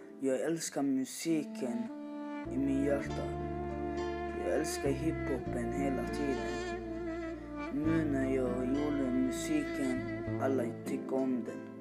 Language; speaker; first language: Swedish; non-native, learner; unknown